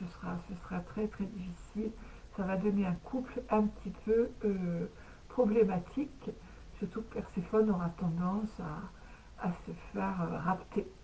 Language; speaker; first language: French; native; French